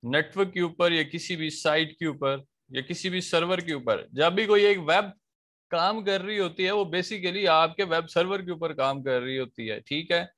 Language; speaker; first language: Urdu; non-native, local second language; Punjabi